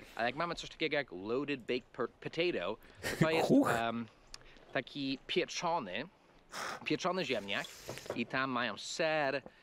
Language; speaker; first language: Polish; non-native, fluent; English